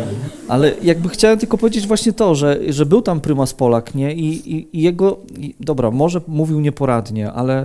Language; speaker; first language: Polish; native; Polish